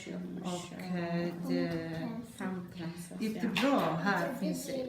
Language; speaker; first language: Swedish; non-native, learner; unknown